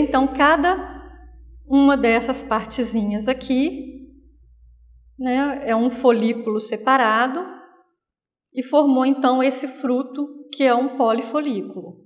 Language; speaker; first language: Portuguese; native; Portuguese